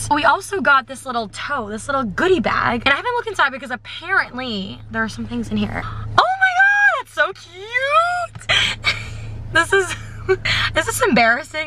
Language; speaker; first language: English; native; English